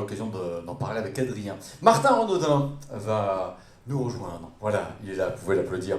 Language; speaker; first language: French; native; French